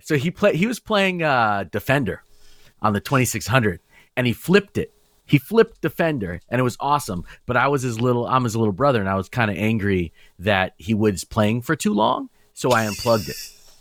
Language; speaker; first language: English; native; English